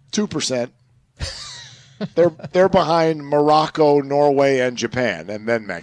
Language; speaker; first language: English; native; English